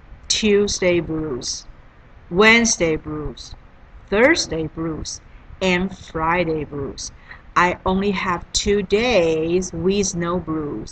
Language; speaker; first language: English; non-native, learner; Chinese